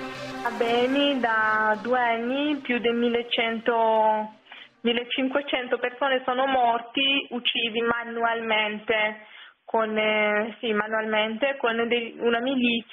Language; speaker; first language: Italian; non-native, fluent; French